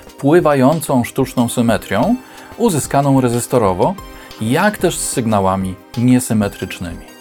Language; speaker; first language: Polish; native; Polish